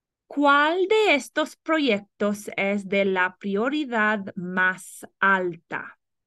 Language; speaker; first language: Spanish; non-native, fluent; English